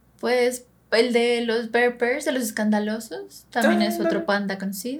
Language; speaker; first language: Spanish; native; Spanish